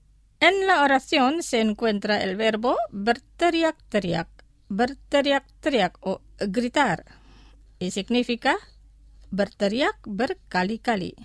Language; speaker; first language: Spanish; non-native, fluent; Indonesian